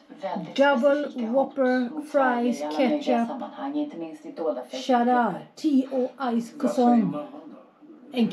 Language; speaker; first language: English; non-native, fluent; Swedish